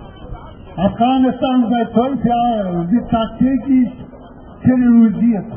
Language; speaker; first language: German; non-native, fluent; Persian